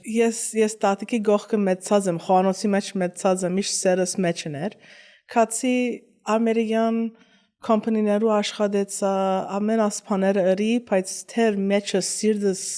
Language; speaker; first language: Armenian; early bilingual, heritage; Armenian